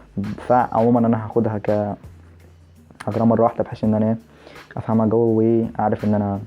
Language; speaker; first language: Arabic; native; Arabic